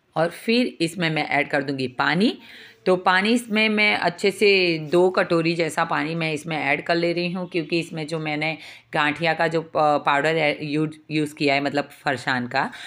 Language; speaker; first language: Hindi; non-native, local second language; Gujarati